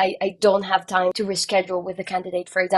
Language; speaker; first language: English; non-native, fluent; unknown